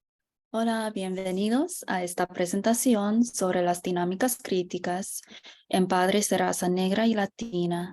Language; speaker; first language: Spanish; non-native, fluent; English